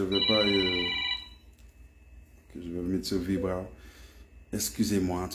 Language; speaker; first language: French; non-native, local second language; English